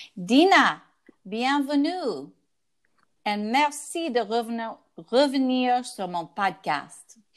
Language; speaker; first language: French; non-native, learner; English